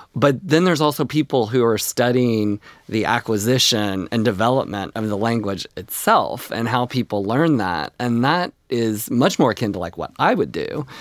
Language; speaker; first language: English; native; English